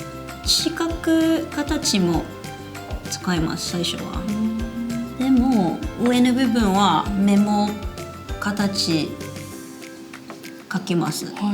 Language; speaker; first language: Japanese; non-native, fluent; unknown